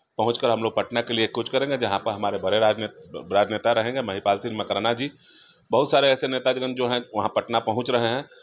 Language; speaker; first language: Hindi; native; Hindi